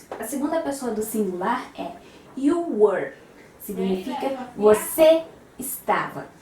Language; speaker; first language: Portuguese; native; Portuguese